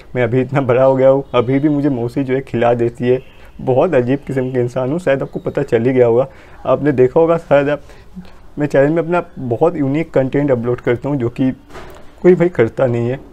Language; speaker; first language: Hindi; non-native, local second language; Bangla